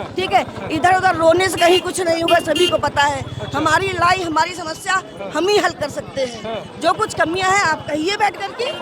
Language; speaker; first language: Hindi; native; Hindi